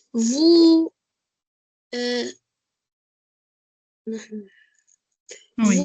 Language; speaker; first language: French; non-native, learner; Arabic